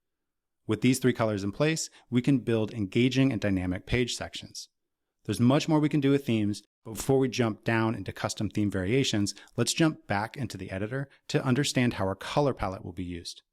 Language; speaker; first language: English; native; English